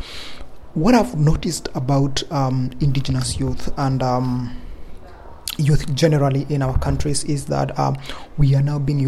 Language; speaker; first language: English; non-native, local second language; Kalenjin